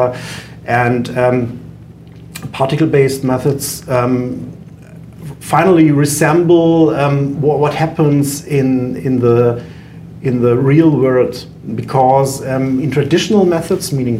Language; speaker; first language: English; non-native, fluent; German